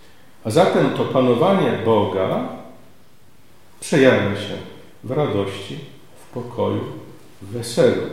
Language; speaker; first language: Polish; native; Polish